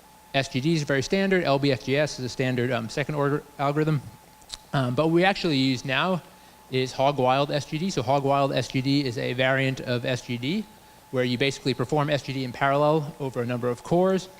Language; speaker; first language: English; native; English